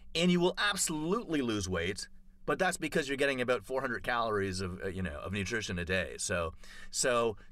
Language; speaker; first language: English; native; English